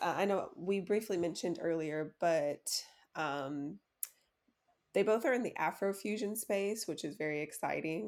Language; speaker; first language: English; native; English